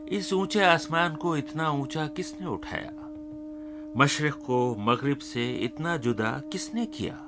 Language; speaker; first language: Urdu; native; Urdu